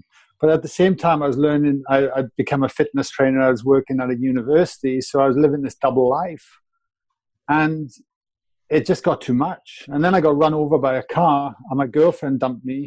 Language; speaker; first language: English; native; English